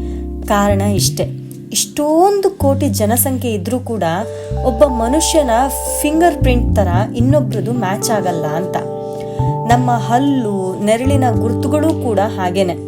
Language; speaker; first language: Kannada; native; Kannada